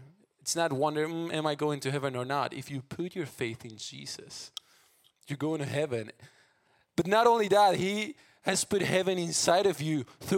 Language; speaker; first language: English; non-native, fluent; Spanish